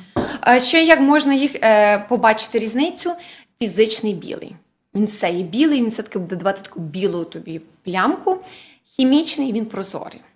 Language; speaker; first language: Ukrainian; native; Ukrainian